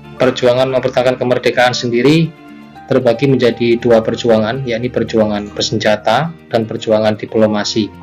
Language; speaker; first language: Indonesian; native; Indonesian